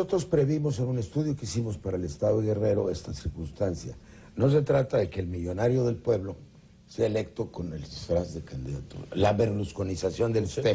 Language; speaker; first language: Spanish; native; Spanish